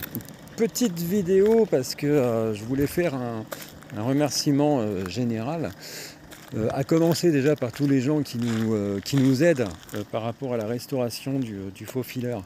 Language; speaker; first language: French; native; French